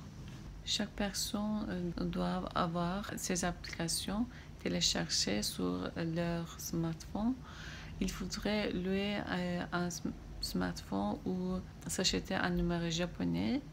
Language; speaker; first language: French; non-native, fluent; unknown